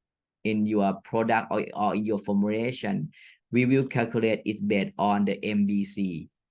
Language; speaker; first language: English; non-native, fluent; Thai